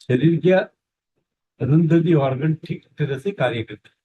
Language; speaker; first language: Hindi; non-native, local second language; Marathi